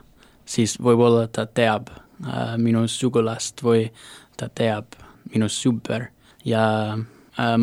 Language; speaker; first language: Estonian; non-native, learner; English